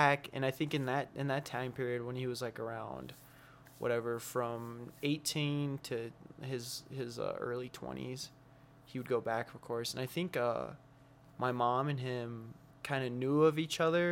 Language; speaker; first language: English; early bilingual, other home language; Spanish